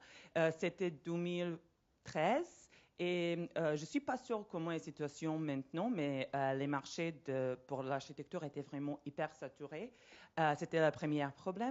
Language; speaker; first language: French; non-native, fluent; Serbian